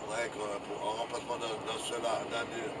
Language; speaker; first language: French; native; French